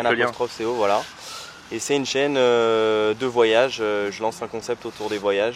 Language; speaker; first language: French; native; French